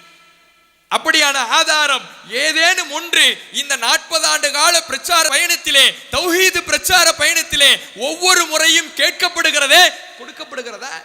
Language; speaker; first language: Tamil; native; Tamil